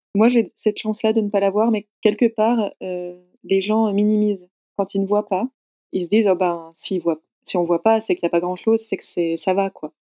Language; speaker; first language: French; native; French